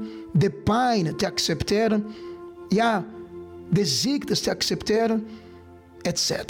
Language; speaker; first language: Dutch; non-native, fluent; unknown